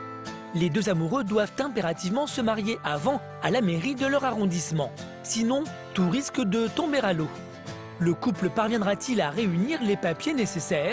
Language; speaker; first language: French; native; French